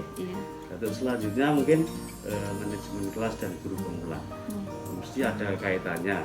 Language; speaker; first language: Indonesian; native; Indonesian